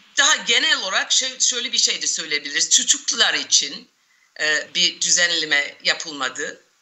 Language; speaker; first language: Turkish; non-native, fluent; English